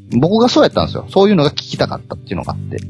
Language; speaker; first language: Japanese; native; Japanese